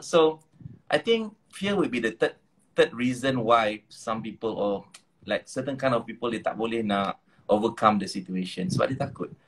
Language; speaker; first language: English; non-native, local second language; Malay